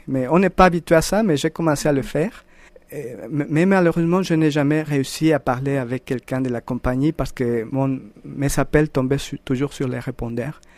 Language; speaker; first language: French; non-native, fluent; Spanish